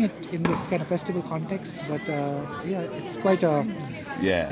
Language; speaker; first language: English; non-native, local second language; Tibetan